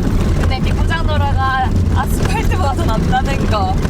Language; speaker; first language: Korean; native; Korean